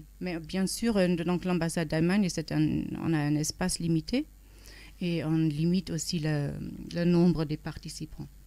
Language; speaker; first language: French; non-native, fluent; German